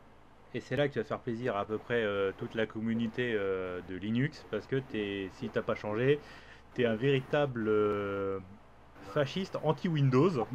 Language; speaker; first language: French; native; French